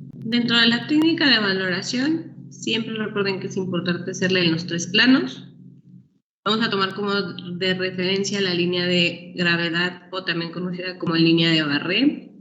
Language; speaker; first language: Spanish; native; Spanish